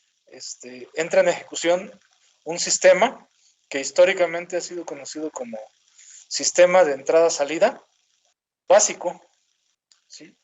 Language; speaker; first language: Spanish; native; Spanish